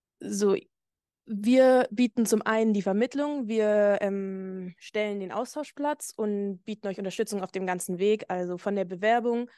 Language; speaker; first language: German; native; German